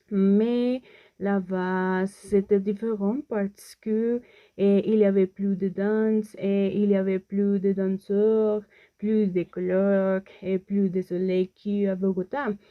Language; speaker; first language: French; non-native, learner; Spanish